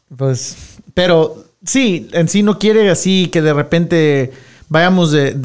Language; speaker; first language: Spanish; early bilingual, heritage; Spanish